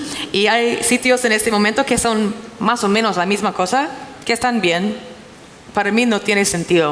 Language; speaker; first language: Spanish; non-native, fluent; English